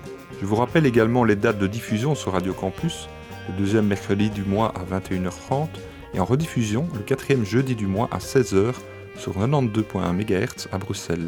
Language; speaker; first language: French; native; French